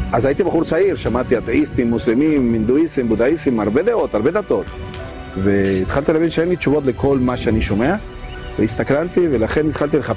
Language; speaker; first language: Hebrew; non-native, fluent; Spanish